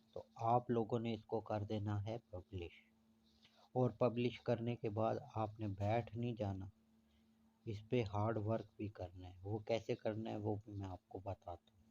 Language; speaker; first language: Urdu; non-native, local second language; Punjabi